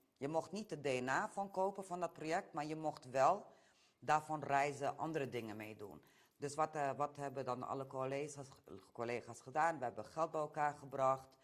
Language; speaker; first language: Dutch; early bilingual, other home language; Romany